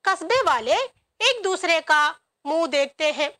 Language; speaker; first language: Hindi; non-native, local second language; Malayalam